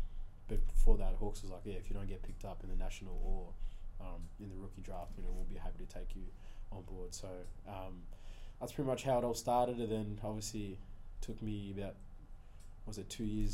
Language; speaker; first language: English; early bilingual, other home language; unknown